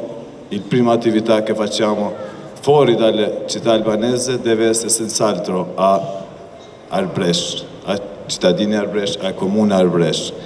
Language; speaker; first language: Italian; non-native, learner; Albanian